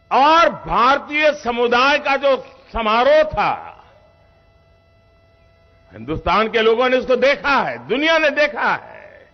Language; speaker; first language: Hindi; non-native, local second language; Gujarati